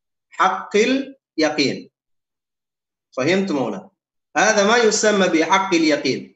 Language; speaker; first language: Arabic; non-native, fluent; Indonesian